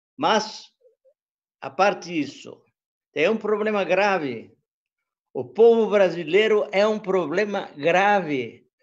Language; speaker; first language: Portuguese; early bilingual, other home language; Italian